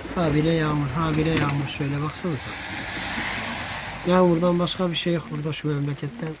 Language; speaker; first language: Turkish; native; Turkish